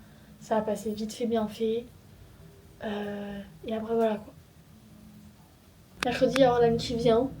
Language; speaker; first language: French; native; French